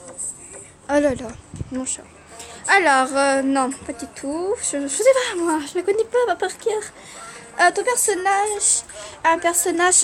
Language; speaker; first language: French; early bilingual, other home language; Portuguese